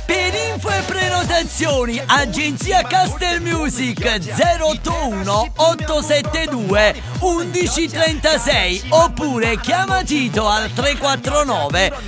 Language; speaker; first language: Italian; native; Italian